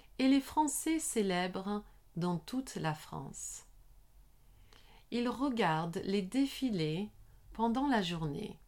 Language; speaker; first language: French; non-native, learner; English